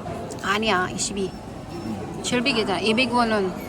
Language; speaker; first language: Korean; non-native, learner; Filipino